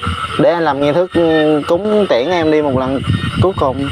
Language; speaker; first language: Vietnamese; native; Vietnamese